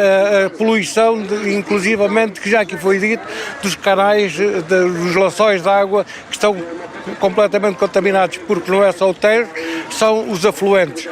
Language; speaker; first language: Portuguese; native; Portuguese